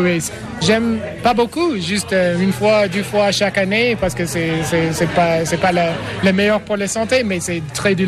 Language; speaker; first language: French; non-native, learner; English